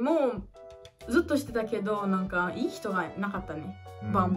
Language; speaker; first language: Japanese; non-native, learner; Portuguese